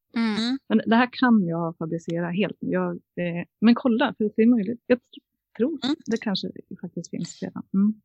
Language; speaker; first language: Swedish; native; Swedish